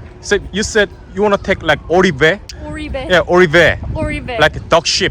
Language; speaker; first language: English; non-native, learner; Korean